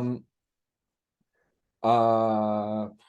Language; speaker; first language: Chinese; non-native, learner; English